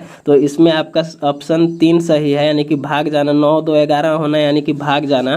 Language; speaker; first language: Hindi; native; Hindi